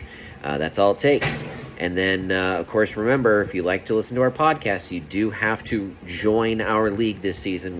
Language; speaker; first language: English; native; English